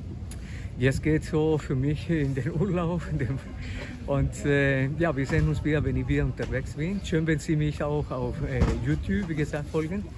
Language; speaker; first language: German; non-native, fluent; Spanish